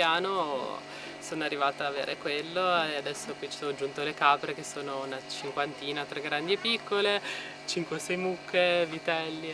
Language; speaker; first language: Italian; native; Italian